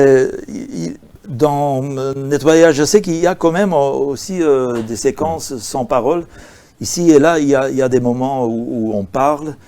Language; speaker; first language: French; non-native, local second language; Dutch